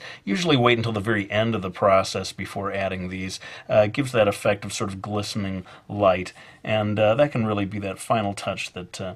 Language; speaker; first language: English; native; English